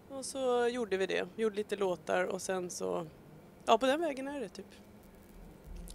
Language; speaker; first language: Swedish; native; Swedish